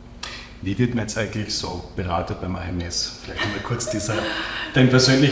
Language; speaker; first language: German; native; German